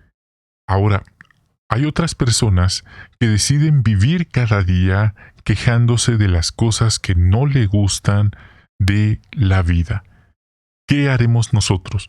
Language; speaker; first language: Spanish; native; Spanish